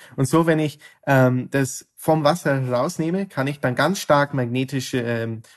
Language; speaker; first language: German; non-native, fluent; English